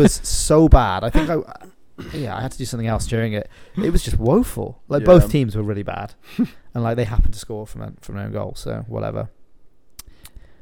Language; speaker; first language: English; native; English